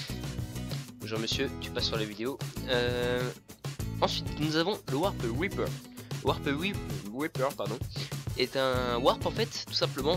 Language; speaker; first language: French; native; French